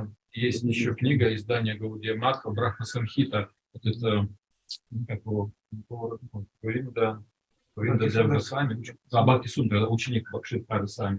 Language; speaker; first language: Russian; native; Russian